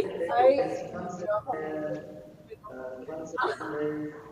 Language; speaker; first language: English; non-native, learner; Vietnamese